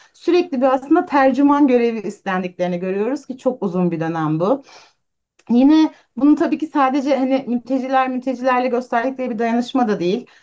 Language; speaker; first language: Turkish; native; Turkish